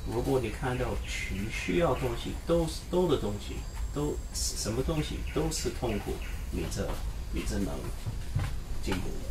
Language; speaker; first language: Chinese; non-native, learner; English